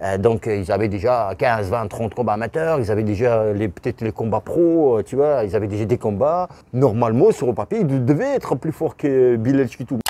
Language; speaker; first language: French; non-native, fluent; Russian